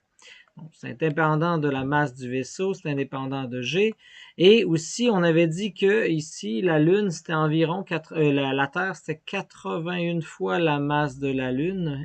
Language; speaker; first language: French; native; French